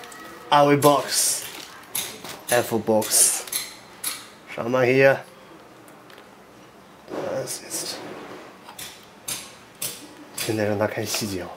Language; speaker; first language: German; non-native, learner; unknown